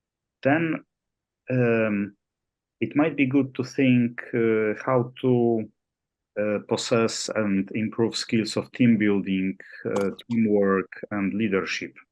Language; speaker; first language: English; non-native, fluent; Polish